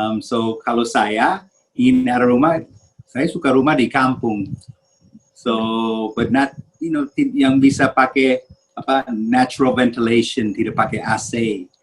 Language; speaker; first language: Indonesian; early bilingual, heritage; Indonesian